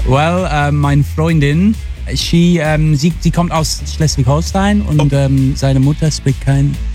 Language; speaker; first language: German; non-native, learner; English